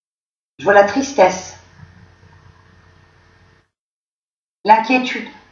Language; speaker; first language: French; native; French